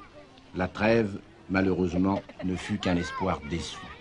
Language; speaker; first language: French; native; French